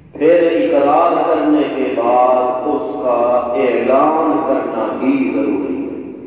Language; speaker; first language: Urdu; non-native, local second language; Saraiki